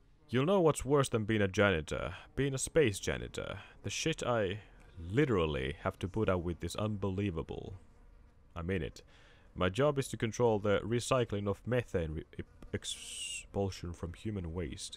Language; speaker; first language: English; non-native, fluent; Finnish